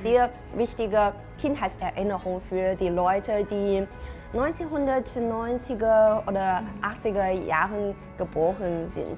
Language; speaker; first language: German; non-native, fluent; Chinese